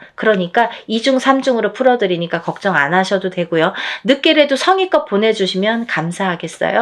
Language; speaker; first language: Korean; native; Korean